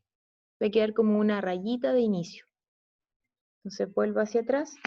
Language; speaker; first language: Spanish; native; Spanish